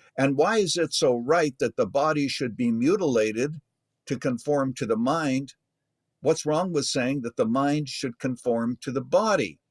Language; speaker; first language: English; native; English